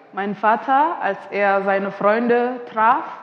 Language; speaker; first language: German; non-native, fluent; Indonesian